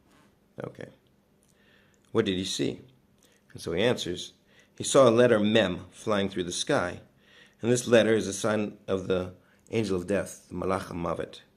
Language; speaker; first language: English; native; English